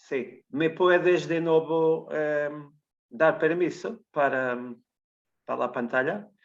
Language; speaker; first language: Spanish; non-native, learner; Portuguese